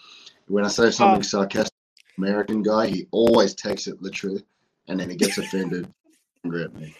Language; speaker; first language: English; native; English